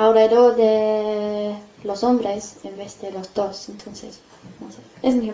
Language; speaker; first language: Spanish; non-native, fluent; English